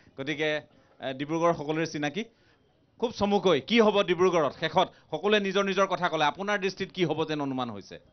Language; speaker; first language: Assamese; native; Assamese